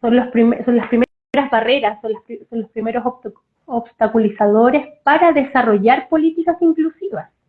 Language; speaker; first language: Spanish; native; Spanish